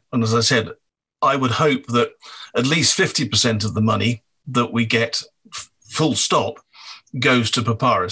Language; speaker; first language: English; native; English